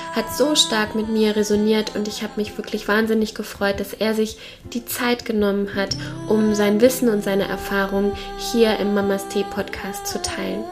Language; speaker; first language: German; native; German